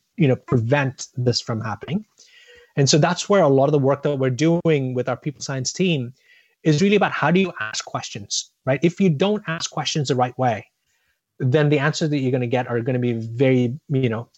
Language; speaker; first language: English; non-native, local second language; Tamil